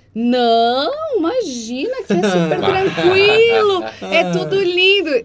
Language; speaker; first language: Portuguese; native; Portuguese